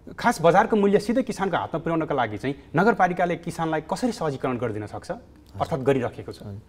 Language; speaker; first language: Nepali; native; Nepali